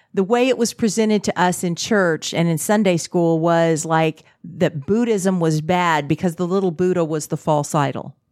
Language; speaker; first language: English; native; English